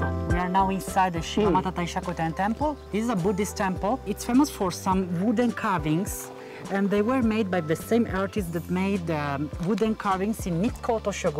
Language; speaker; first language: English; non-native, fluent; Italian